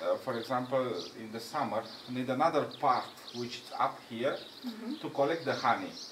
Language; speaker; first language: English; non-native, learner; Romanian